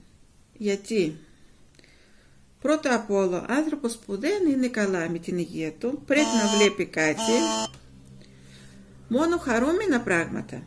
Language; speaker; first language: Greek; non-native, fluent; Russian